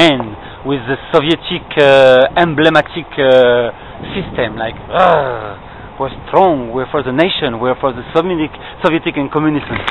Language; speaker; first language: English; non-native, fluent; French